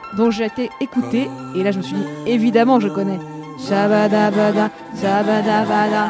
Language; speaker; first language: French; native; French